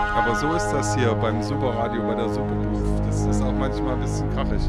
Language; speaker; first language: German; native; German